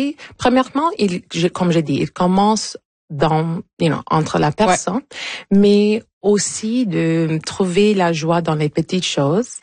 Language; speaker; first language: French; non-native, local second language; English